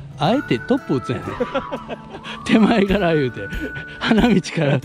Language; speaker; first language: Japanese; native; Japanese